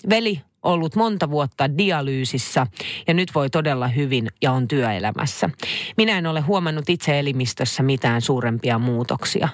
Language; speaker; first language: Finnish; native; Finnish